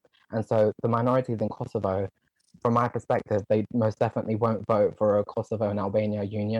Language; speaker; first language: English; native; English